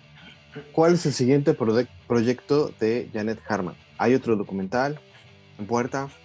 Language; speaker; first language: Spanish; native; Spanish